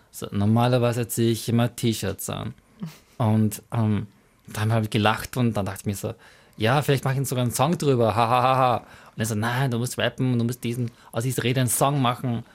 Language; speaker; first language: German; early bilingual, other home language; Mongolian